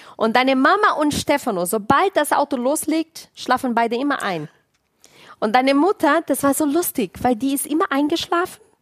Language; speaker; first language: German; non-native, fluent; Portuguese